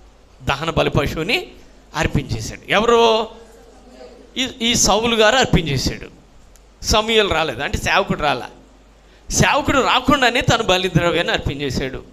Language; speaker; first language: Telugu; native; Telugu